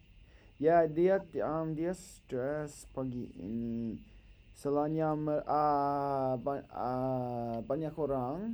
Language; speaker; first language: Indonesian; non-native, learner; English